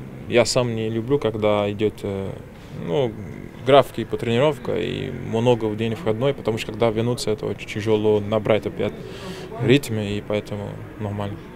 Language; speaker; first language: Russian; non-native, fluent; Portuguese